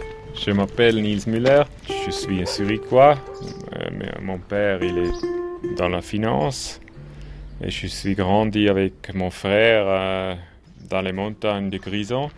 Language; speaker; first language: French; non-native, local second language; German